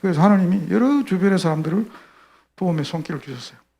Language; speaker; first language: Korean; native; Korean